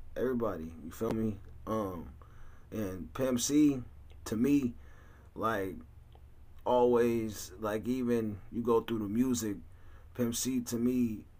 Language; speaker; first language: English; native; English